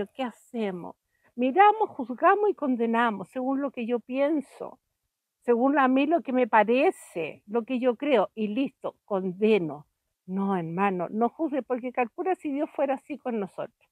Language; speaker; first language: Spanish; native; Spanish